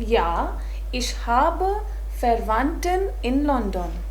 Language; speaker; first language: German; non-native, fluent; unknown